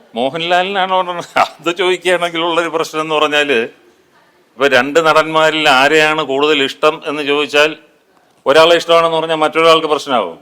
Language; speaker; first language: Malayalam; native; Malayalam